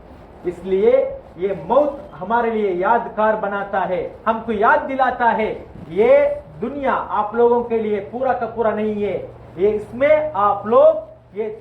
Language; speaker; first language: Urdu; non-native, fluent; Tamil